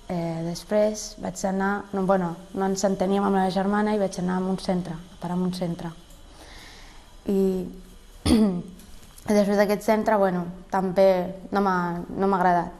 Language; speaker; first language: Catalan; early bilingual, other home language; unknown